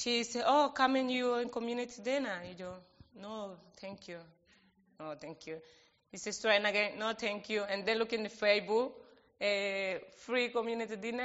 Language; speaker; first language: English; non-native, learner; Spanish